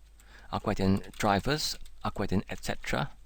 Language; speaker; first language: Welsh; non-native, learner; English